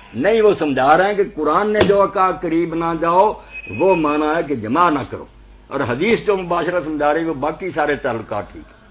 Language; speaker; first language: Urdu; non-native, local second language; Punjabi